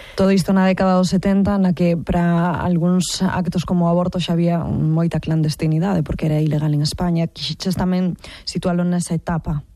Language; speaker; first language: Galician; native; Galician